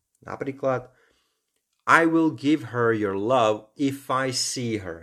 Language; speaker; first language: English; non-native, fluent; Slovak